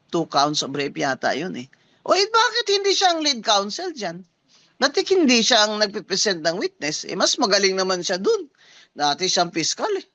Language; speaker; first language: Filipino; non-native, local second language; Hiligaynon